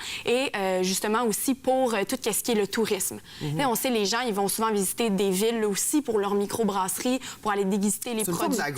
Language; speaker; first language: French; native; French